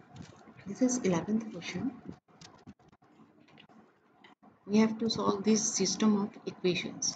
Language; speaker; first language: English; non-native, local second language; Hindi